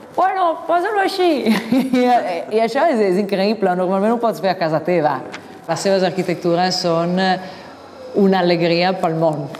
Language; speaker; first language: Catalan; non-native, fluent; Italian